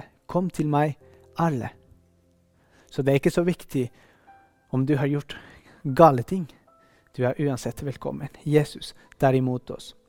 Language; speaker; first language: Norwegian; non-native, fluent; Spanish